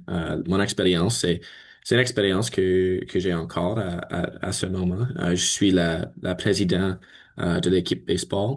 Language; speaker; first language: French; non-native, learner; English